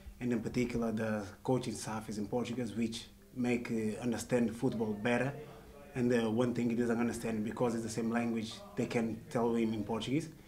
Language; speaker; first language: English; non-native, fluent; Portuguese